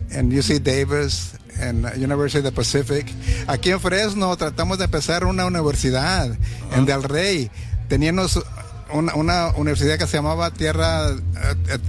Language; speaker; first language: Spanish; early bilingual, heritage; Spanish